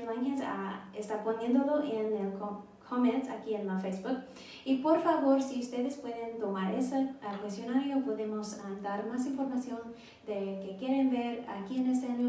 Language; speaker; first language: Spanish; non-native, learner; English